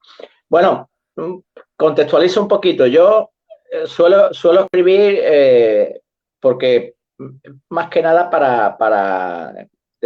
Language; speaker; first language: Spanish; native; Spanish